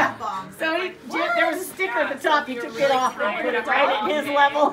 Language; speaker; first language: English; native; English